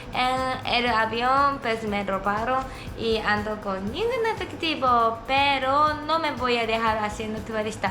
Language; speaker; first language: Spanish; non-native, learner; Japanese